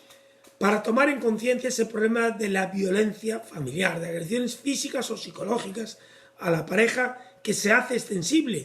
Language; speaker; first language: Spanish; native; Spanish